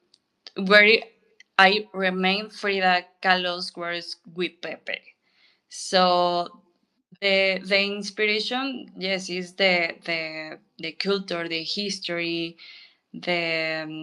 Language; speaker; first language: English; non-native, learner; Spanish